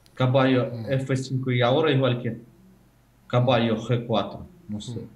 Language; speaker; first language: Spanish; non-native, learner; Ukrainian